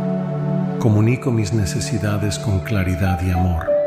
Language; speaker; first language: Spanish; native; Spanish